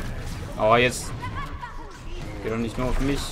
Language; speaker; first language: German; native; German